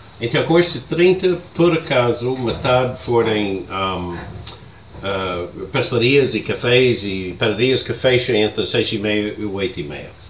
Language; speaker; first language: Portuguese; non-native, learner; English